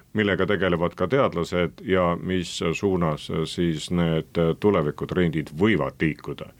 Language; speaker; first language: Estonian; native; Estonian